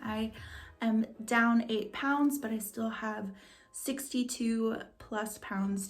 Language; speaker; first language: English; native; English